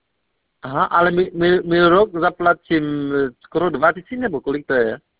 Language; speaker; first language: Czech; non-native, learner; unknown